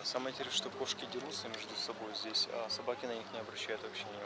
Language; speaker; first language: Russian; native; Russian